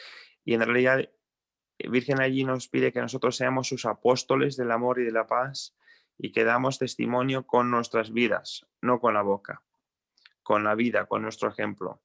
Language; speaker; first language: Spanish; non-native, fluent; Croatian